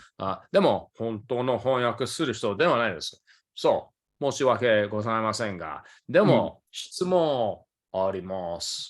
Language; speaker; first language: Japanese; early bilingual, other home language; English